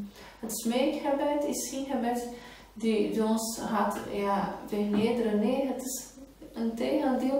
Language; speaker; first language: Dutch; non-native, fluent; Portuguese